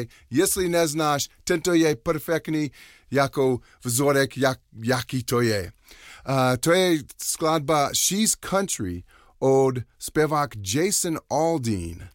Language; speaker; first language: Czech; non-native, learner; English